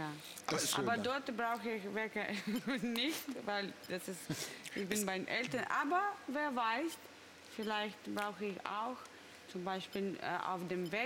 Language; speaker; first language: German; non-native, learner; Russian